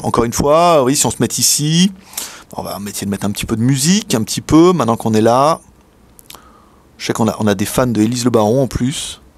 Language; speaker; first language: French; native; French